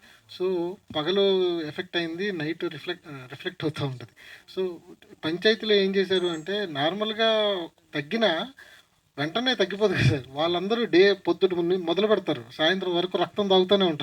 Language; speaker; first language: Telugu; native; Telugu